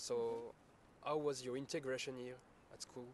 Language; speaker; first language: English; non-native, learner; French